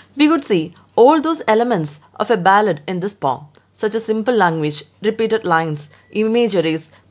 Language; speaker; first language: English; non-native, local second language; Malayalam